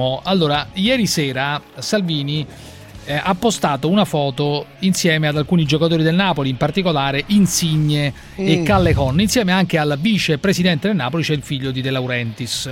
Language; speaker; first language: Italian; native; Italian